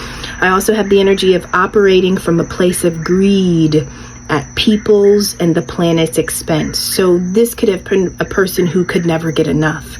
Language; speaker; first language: English; native; English